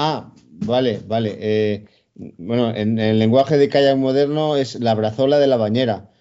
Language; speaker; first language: Spanish; native; Spanish